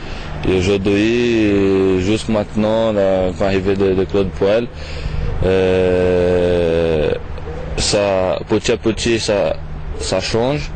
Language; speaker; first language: French; non-native, fluent; Portuguese